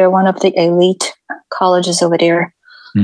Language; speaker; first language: English; non-native, fluent; Chinese